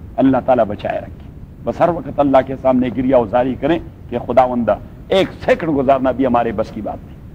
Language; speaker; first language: Urdu; non-native, local second language; Pashto